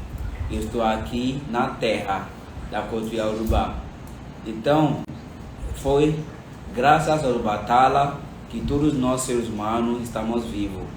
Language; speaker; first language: Portuguese; non-native, fluent; Yoruba